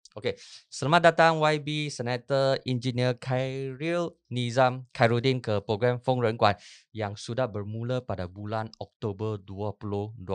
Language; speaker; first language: Malay; non-native, local second language; Chinese